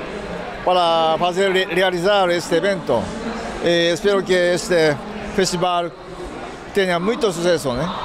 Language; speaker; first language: Portuguese; non-native, fluent; Japanese